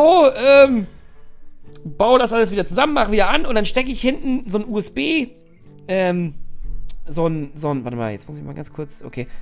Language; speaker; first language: German; native; German